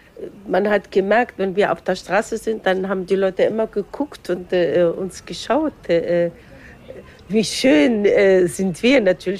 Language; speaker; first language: German; non-native, fluent; Arabic